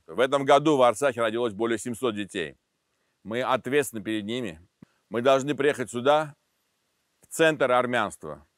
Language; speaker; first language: Russian; non-native, local second language; Armenian